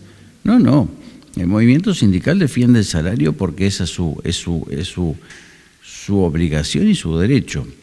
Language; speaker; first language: Spanish; native; Spanish